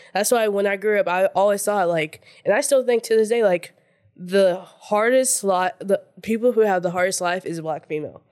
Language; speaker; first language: English; early bilingual, other home language; Haitian Creole